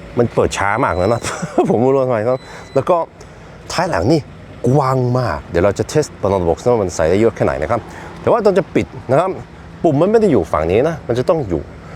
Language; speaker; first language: Thai; non-native, fluent; Norwegian